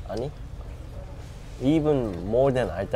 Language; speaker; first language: English; non-native, fluent; Korean